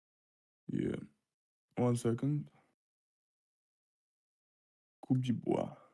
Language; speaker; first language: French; non-native, learner; Russian